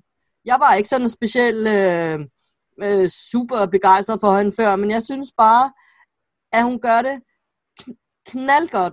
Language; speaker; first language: Danish; native; Danish